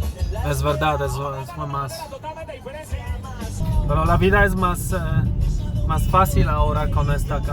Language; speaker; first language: Spanish; non-native, learner; Polish